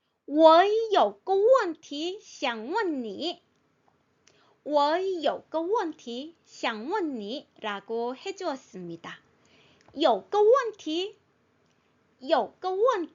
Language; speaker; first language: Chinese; non-native, fluent; Korean